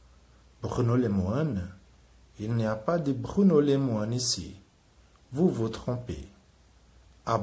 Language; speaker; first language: French; non-native, fluent; Portuguese